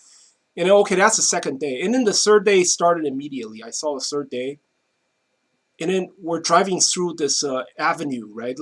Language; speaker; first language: English; non-native, fluent; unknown